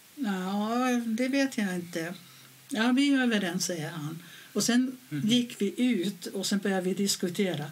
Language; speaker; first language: Swedish; non-native, fluent; Finnish